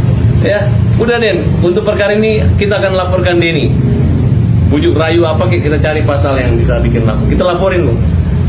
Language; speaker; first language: Indonesian; native; Indonesian